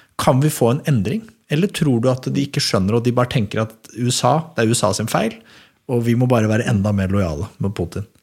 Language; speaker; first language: Norwegian; native; Norwegian